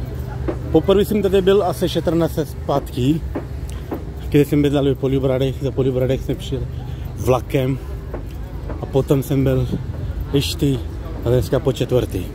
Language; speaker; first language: Czech; non-native, learner; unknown